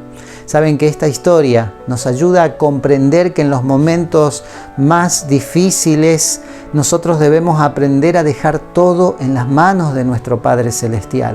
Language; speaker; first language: Spanish; native; Spanish